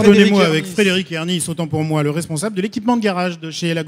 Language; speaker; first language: French; native; French